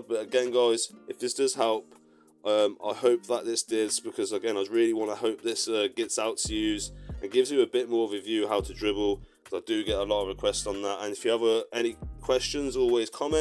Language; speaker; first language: English; native; English